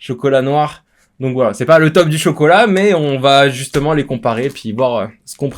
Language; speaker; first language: French; native; French